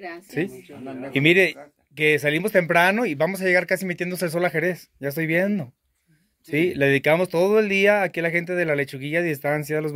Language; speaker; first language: Spanish; native; Spanish